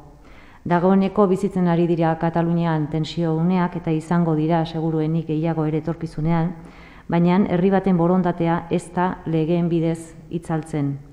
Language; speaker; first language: Basque; native; Basque